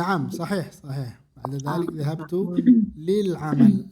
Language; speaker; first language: Arabic; non-native, fluent; Indonesian